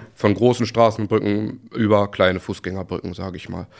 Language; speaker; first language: German; native; German